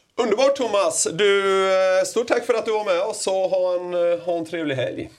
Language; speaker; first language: Swedish; native; Swedish